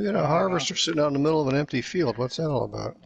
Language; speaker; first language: English; native; English